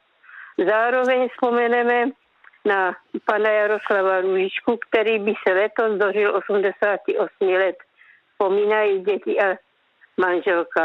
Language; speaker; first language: Czech; native; Czech